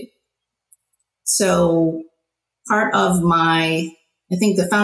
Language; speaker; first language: English; native; English